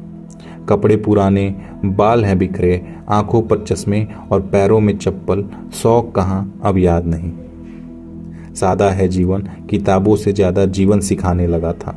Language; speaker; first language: Hindi; native; Hindi